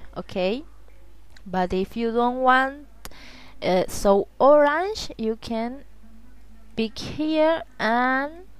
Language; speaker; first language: English; non-native, learner; Spanish